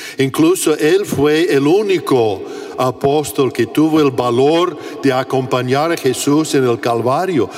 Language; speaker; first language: Spanish; non-native, fluent; English